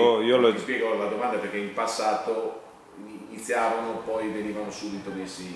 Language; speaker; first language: Italian; native; Italian